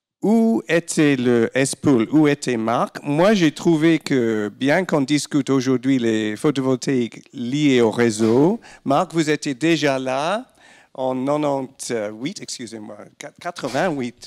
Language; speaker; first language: French; non-native, fluent; English